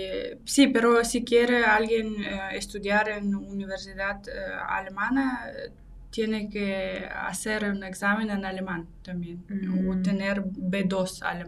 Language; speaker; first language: Spanish; non-native, fluent; Russian